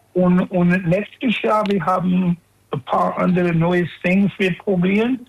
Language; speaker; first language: German; non-native, learner; English